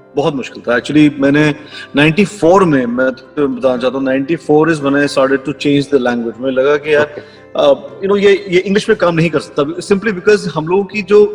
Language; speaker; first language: Hindi; native; Hindi